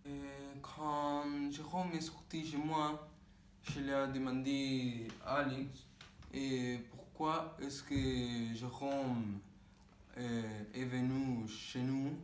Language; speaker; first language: French; non-native, learner; Spanish